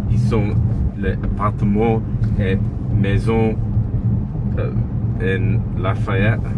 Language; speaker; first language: French; non-native, learner; English